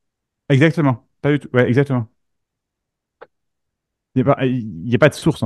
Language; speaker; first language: French; native; French